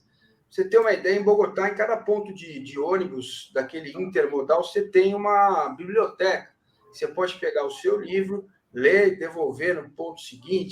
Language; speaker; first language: Portuguese; native; Portuguese